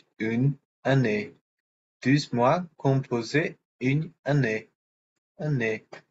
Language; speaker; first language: French; non-native, learner; Portuguese